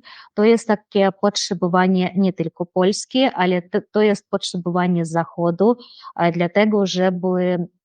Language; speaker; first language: Polish; non-native, fluent; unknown